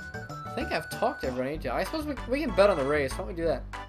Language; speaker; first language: English; native; English